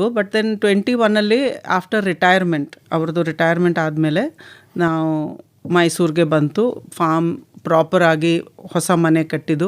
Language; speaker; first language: Kannada; non-native, local second language; Malayalam